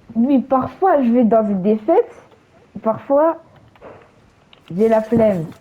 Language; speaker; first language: French; native; French